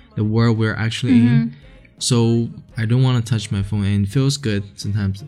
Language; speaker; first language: English; non-native, fluent; Chinese